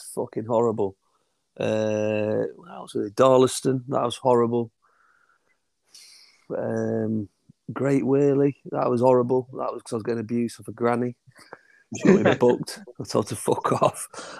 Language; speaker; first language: English; native; English